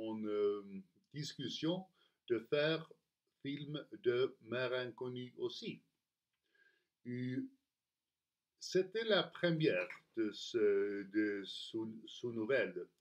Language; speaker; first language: French; non-native, learner; Spanish